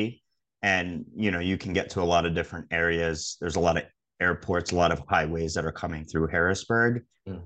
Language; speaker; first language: English; native; English